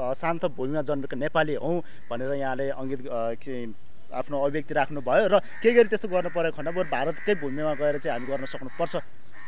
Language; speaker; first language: Nepali; native; Nepali